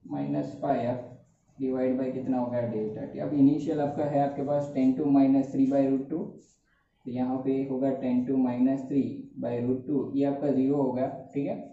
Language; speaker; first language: Hindi; non-native, local second language; Gujarati